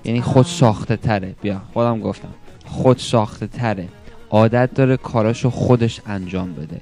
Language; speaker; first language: Persian; native; Persian